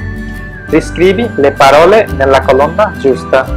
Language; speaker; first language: Italian; non-native, fluent; Bangla